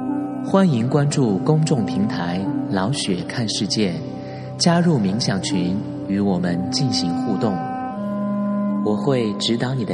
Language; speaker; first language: Chinese; native; Chinese